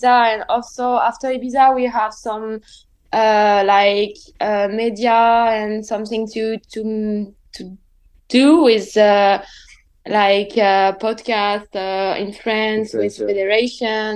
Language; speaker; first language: English; non-native, fluent; French